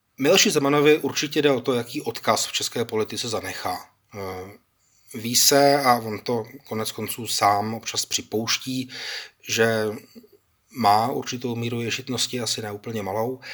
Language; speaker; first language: Czech; native; Czech